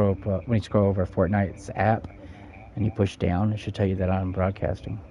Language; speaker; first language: English; native; English